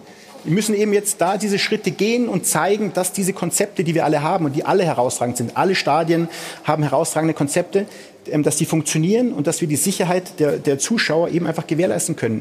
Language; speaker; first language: German; native; German